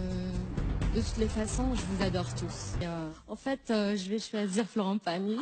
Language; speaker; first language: French; non-native, local second language; Arabic